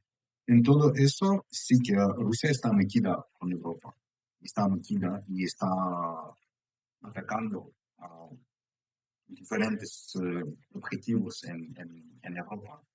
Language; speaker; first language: Spanish; non-native, fluent; Ukrainian